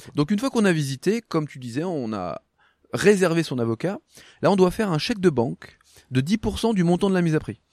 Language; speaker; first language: French; native; French